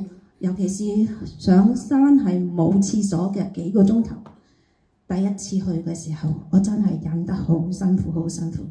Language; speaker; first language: Cantonese; native; Cantonese